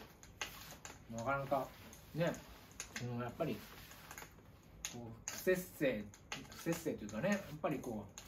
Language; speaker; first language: Japanese; native; Japanese